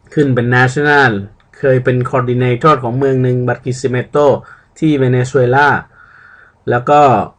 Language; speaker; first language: Thai; early bilingual, other home language; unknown